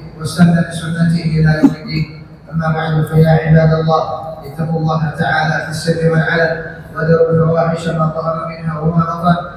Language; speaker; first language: Arabic; non-native, fluent; Bangla